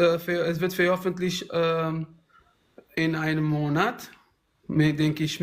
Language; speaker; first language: German; non-native, fluent; Kabuverdianu